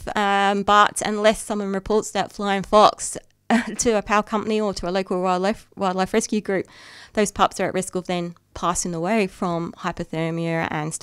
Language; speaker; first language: English; native; English